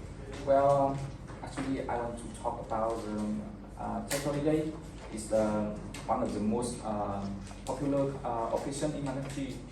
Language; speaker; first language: English; non-native, learner; Vietnamese